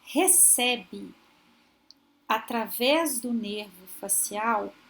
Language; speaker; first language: Portuguese; native; Portuguese